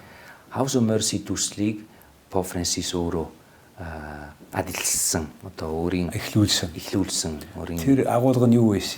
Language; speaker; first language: Mongolian; non-native, fluent; Italian